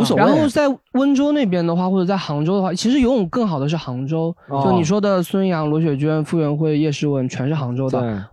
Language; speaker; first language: Chinese; native; Chinese